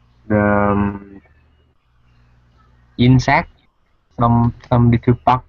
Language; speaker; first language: English; non-native, learner; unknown